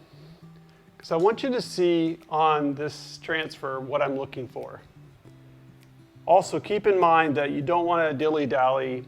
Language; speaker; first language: English; native; English